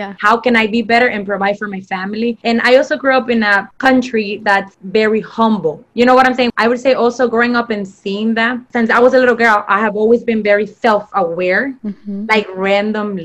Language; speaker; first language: English; non-native, fluent; Spanish